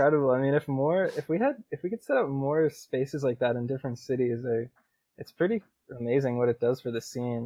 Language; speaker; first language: English; native; English